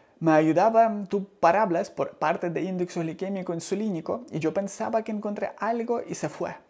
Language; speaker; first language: Spanish; non-native, learner; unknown